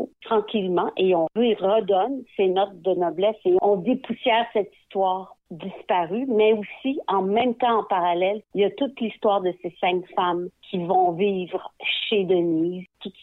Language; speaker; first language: French; native; French